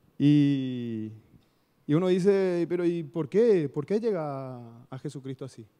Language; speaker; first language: Spanish; native; Spanish